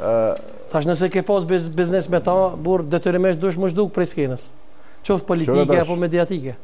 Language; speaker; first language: Albanian; native; Albanian